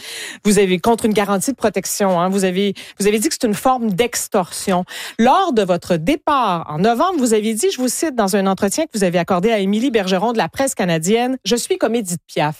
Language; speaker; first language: French; native; French